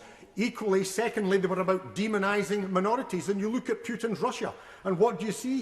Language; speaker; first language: English; native; English